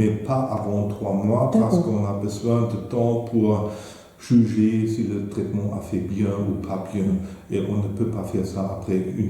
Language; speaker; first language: French; non-native, fluent; German